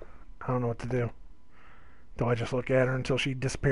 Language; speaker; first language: English; native; English